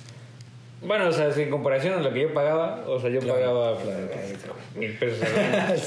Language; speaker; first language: Spanish; native; Spanish